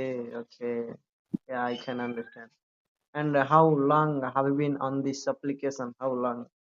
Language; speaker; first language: English; non-native, learner; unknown